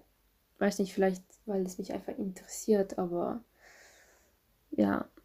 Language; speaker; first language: German; non-native, fluent; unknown